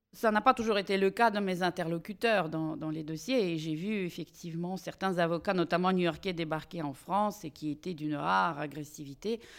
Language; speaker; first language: French; non-native, fluent; Russian